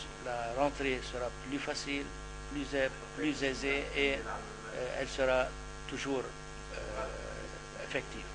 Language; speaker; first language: French; non-native, fluent; Arabic